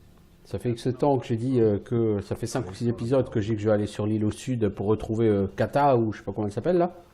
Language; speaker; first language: French; native; French